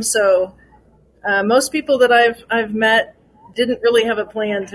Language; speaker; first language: English; native; English